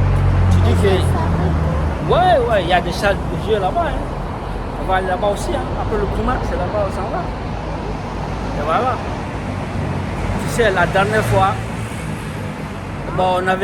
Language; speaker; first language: French; native; French